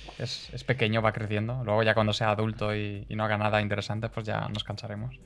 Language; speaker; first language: Spanish; non-native, fluent; Hungarian